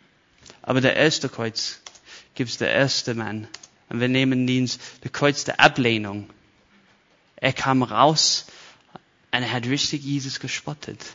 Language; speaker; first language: German; non-native, fluent; English